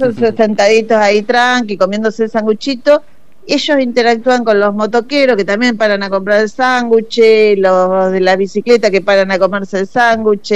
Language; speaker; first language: Spanish; native; Spanish